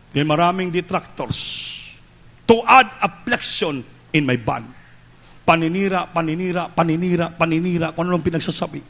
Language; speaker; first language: Filipino; non-native, local second language; Cebuano